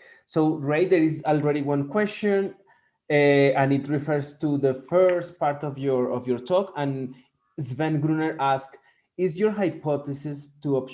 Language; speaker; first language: English; non-native, fluent; Spanish